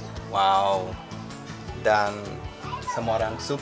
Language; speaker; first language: Indonesian; non-native, fluent; Portuguese